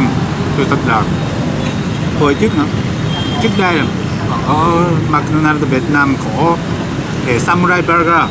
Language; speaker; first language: Vietnamese; non-native, learner; Japanese